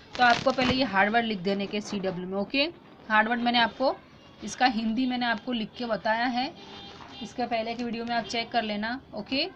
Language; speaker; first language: Hindi; non-native, local second language; Gujarati